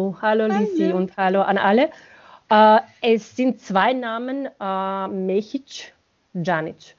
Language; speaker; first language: German; non-native, fluent; Bosnian